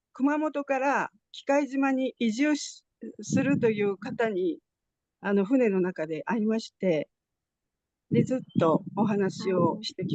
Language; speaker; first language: Japanese; native; Japanese